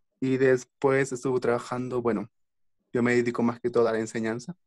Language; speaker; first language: Spanish; native; Spanish